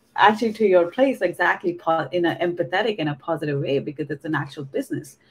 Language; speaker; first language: English; non-native, local second language; Hindi